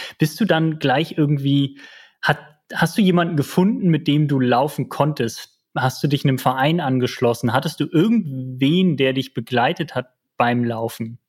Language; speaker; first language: German; native; German